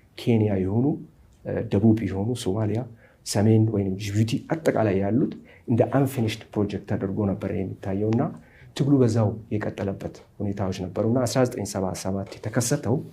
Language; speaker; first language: Amharic; non-native, local second language; Somali